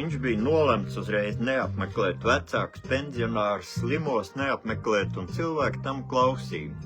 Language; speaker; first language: Latvian; native; Latvian